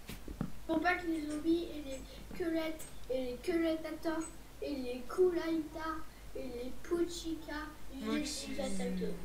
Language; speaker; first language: French; native; French